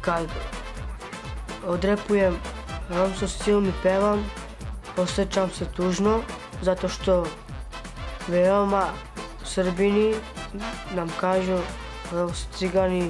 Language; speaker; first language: Serbian; non-native, local second language; Romany